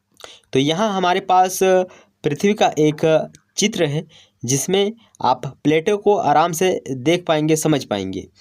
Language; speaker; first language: Hindi; native; Hindi